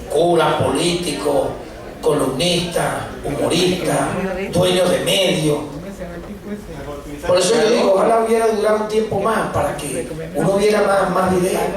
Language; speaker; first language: Spanish; native; Spanish